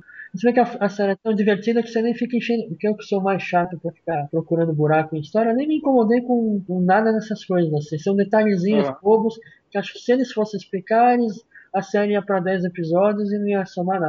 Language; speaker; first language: Portuguese; native; Portuguese